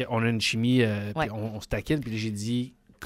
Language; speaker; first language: French; native; French